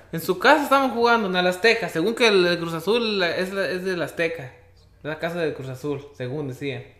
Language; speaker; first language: Spanish; native; Spanish